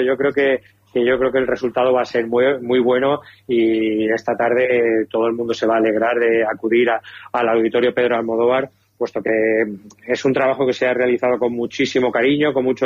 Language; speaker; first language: Spanish; native; Spanish